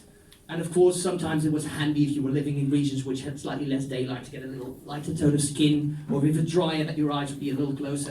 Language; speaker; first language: English; non-native, fluent; Dutch